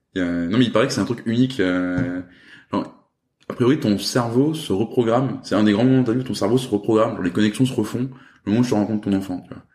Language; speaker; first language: French; native; French